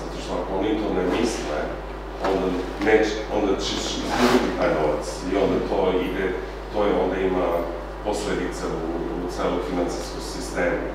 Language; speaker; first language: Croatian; non-native, fluent; English